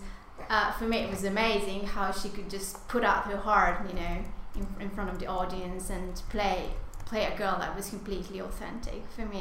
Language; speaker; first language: English; non-native, fluent; Hungarian